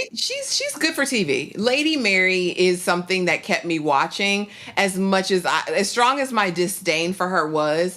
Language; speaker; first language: English; native; English